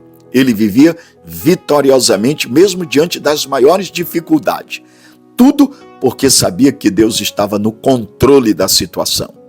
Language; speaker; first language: Portuguese; native; Portuguese